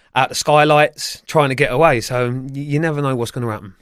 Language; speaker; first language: English; native; English